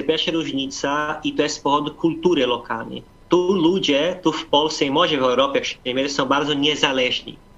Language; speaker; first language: Polish; non-native, fluent; Portuguese